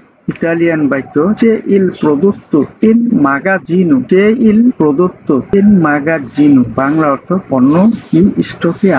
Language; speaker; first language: Italian; non-native, fluent; Bangla